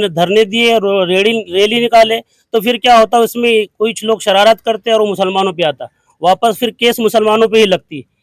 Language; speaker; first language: Hindi; non-native, local second language; Urdu